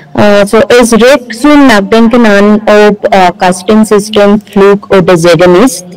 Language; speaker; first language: German; non-native, learner; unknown